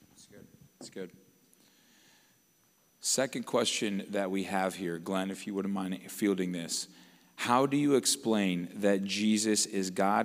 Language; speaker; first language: English; native; English